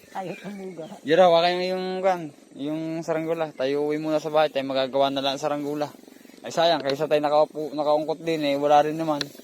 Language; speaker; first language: Filipino; native; Filipino